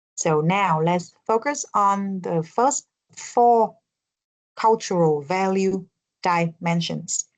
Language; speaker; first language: English; non-native, fluent; Vietnamese